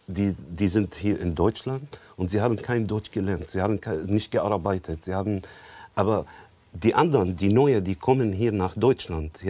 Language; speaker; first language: German; non-native, learner; Arabic